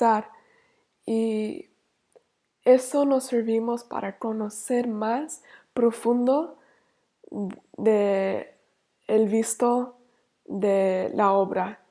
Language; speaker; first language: Spanish; non-native, learner; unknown